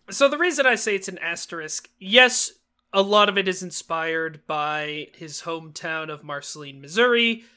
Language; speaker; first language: English; native; English